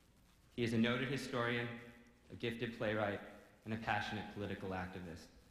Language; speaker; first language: English; native; English